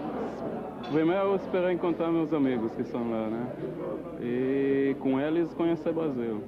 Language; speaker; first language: Portuguese; early bilingual, heritage; Portuguese